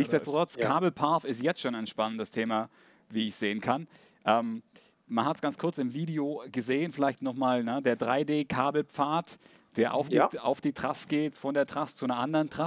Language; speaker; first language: German; native; German